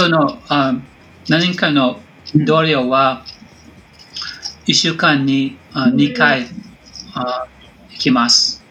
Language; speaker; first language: Japanese; non-native, learner; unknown